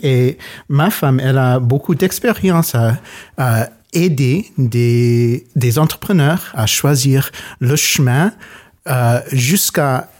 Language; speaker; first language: French; non-native, learner; English